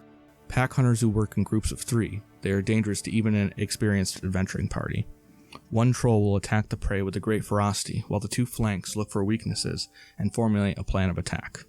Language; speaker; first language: English; native; English